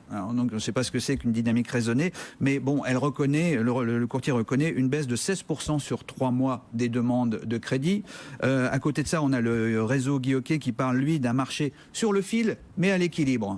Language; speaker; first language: French; native; French